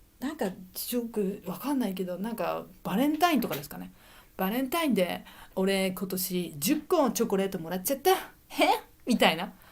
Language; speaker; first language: Japanese; native; Japanese